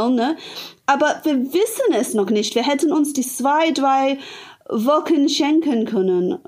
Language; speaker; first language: German; non-native, fluent; English